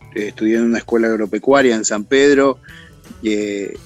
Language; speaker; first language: Spanish; native; Spanish